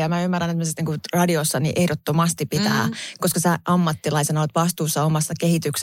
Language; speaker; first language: Finnish; native; Finnish